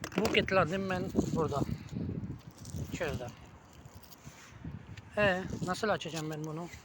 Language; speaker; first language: Turkish; non-native, learner; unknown